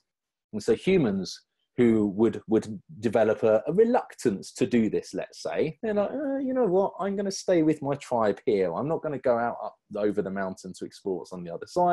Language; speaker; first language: English; native; English